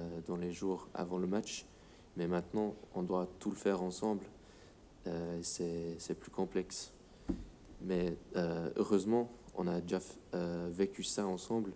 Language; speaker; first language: French; non-native, fluent; English